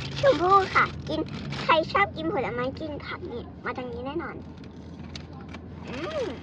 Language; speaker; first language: Thai; native; Thai